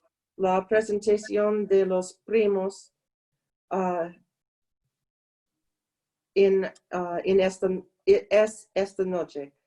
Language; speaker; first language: Spanish; non-native, learner; English